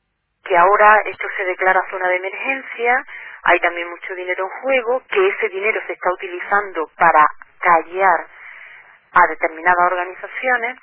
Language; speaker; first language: Spanish; native; Spanish